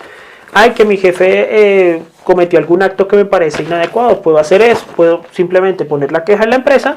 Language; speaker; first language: Spanish; native; Spanish